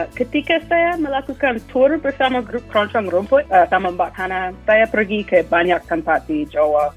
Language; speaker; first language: Indonesian; non-native, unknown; English